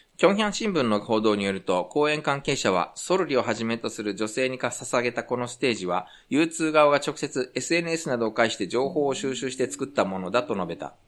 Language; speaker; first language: Japanese; native; Japanese